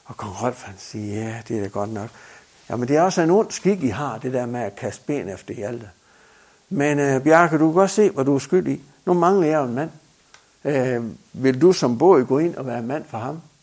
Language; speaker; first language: Danish; native; Danish